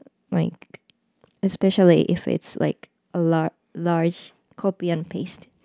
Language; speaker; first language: English; non-native, fluent; Japanese